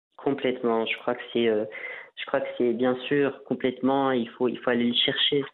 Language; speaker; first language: French; non-native, local second language; Arabic